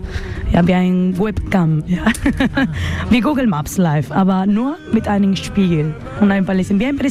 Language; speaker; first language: German; non-native, learner; Spanish